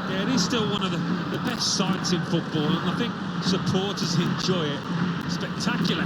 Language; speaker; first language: English; native; English